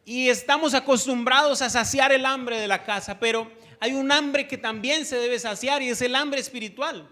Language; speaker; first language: Spanish; native; Spanish